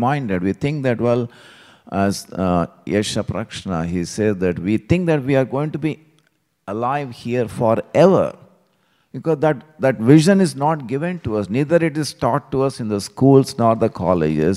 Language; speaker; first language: English; non-native, local second language; Telugu